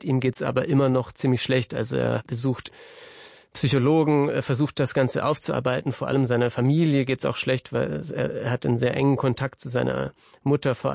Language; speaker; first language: German; native; German